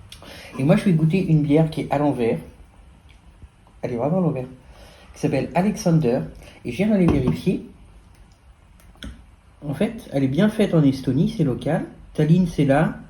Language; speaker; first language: French; native; French